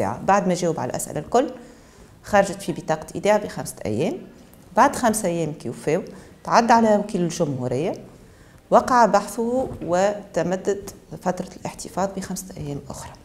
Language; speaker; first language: Arabic; native; Arabic